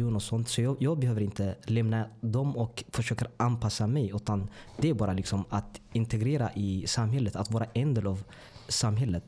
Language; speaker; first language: Swedish; non-native, fluent; Tigrinya